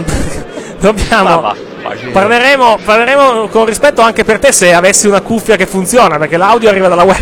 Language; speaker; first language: Italian; native; Italian